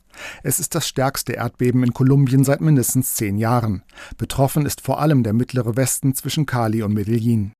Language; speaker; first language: German; native; German